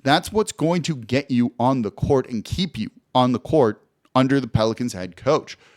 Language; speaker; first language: English; native; English